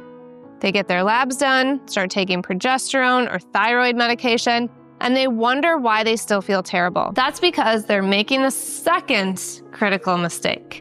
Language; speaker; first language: English; native; English